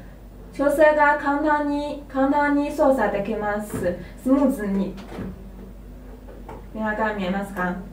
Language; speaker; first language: Japanese; non-native, learner; Chinese